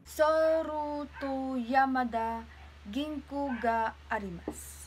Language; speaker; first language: Japanese; non-native, learner; Filipino